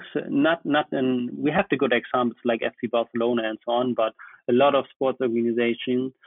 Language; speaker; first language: English; non-native, fluent; German